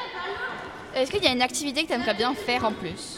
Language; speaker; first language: French; native; French